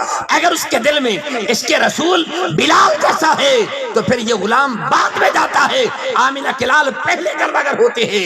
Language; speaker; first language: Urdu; non-native, local second language; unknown